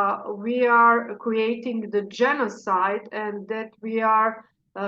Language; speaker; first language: English; non-native, fluent; Serbian